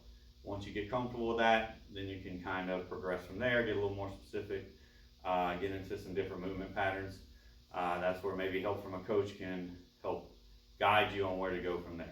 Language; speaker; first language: English; native; English